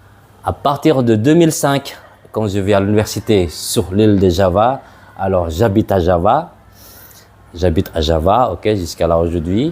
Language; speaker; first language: French; non-native, fluent; Madurese